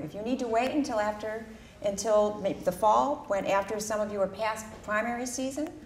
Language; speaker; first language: English; native; English